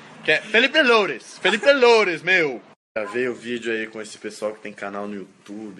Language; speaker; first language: Portuguese; native; Portuguese